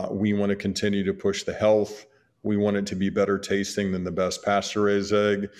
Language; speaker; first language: English; native; English